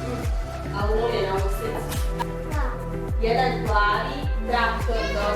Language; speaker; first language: Bosnian; native; Bosnian